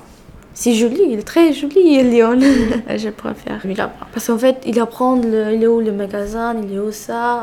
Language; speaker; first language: French; non-native, learner; Albanian